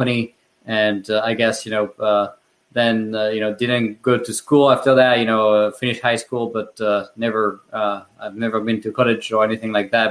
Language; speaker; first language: English; non-native, fluent; French